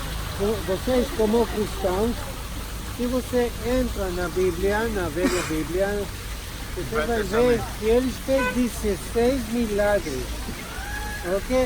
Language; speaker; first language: Portuguese; non-native, learner; Hebrew